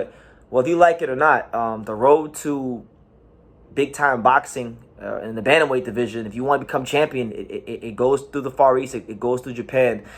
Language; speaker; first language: English; native; English